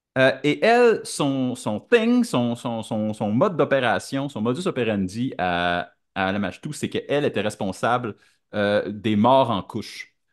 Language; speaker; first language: French; native; French